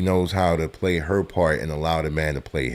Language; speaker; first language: English; native; English